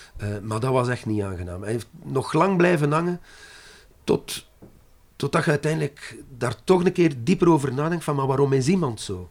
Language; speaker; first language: Dutch; non-native, local second language; French